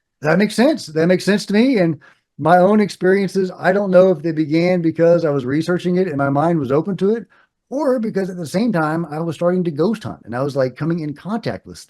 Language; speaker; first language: English; native; English